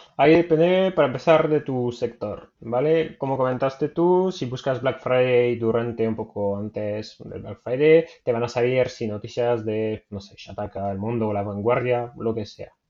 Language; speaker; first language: Spanish; non-native, fluent; French